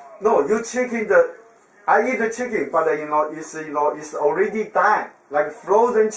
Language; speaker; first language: English; non-native, learner; Chinese